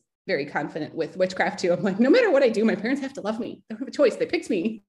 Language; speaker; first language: English; native; English